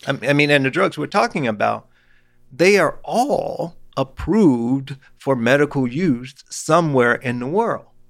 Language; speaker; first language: English; native; English